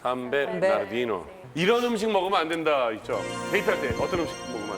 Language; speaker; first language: Korean; native; Korean